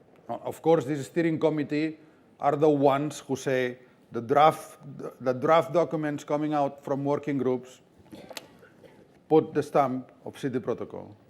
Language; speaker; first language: English; non-native, fluent; Catalan